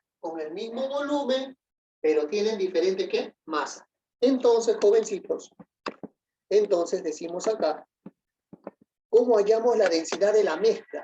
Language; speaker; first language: Spanish; native; Spanish